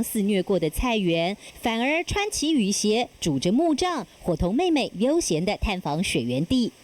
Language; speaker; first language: Chinese; native; Chinese